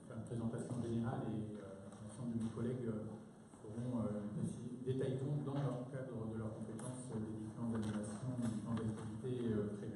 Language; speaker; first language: French; native; French